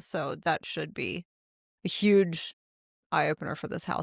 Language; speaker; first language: English; native; English